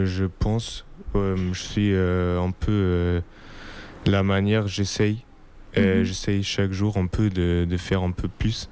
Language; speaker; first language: French; non-native, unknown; German